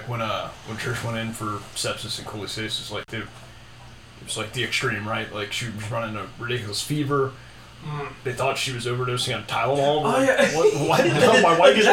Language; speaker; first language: English; native; English